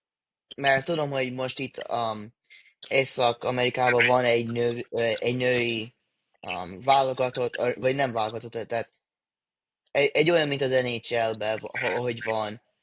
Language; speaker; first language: Hungarian; early bilingual, heritage; English